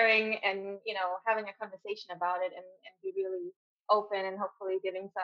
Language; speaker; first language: English; non-native, fluent; German